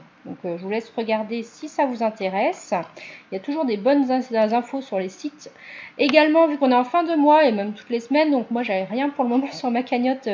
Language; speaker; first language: French; native; French